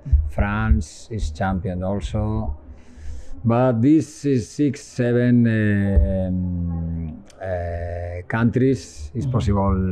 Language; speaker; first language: English; non-native, learner; Spanish